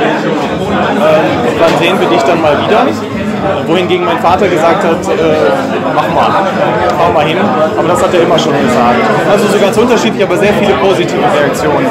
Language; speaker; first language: German; native; German